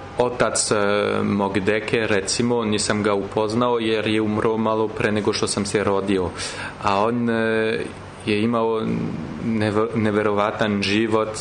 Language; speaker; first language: Serbian; non-native, fluent; French